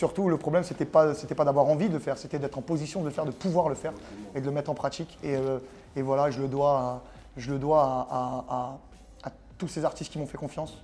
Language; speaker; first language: French; native; French